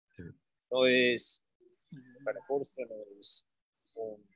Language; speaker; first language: Spanish; non-native, learner; Portuguese